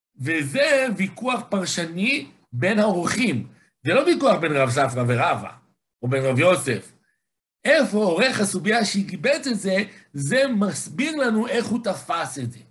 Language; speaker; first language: Hebrew; native; Hebrew